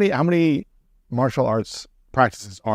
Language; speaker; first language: English; native; English